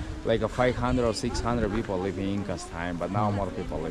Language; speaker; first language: English; non-native, learner; Spanish